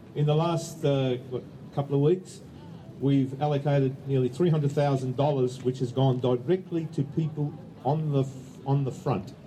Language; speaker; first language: English; early bilingual, other home language; Ukrainian